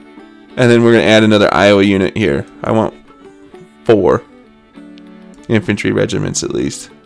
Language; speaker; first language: English; native; English